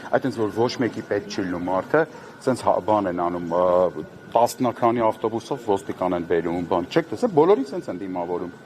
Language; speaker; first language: Armenian; native; Armenian